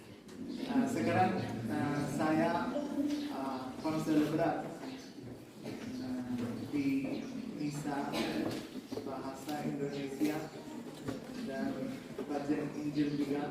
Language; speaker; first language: Indonesian; non-native, learner; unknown